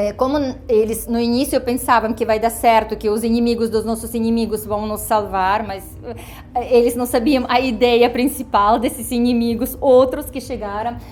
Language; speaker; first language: Portuguese; non-native, fluent; Ukrainian